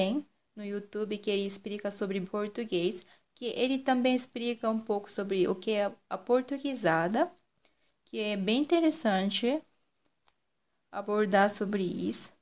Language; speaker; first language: Portuguese; non-native, local second language; Japanese